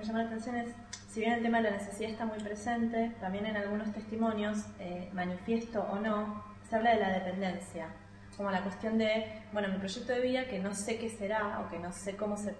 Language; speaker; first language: Spanish; native; Spanish